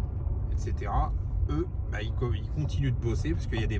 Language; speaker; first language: French; native; French